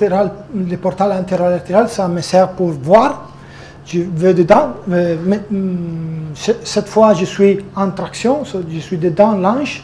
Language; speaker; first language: French; non-native, fluent; Italian